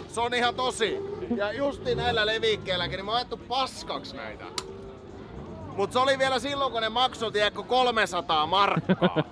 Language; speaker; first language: Finnish; native; Finnish